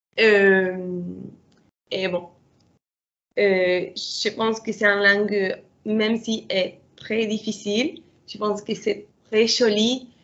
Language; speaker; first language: French; non-native, learner; Spanish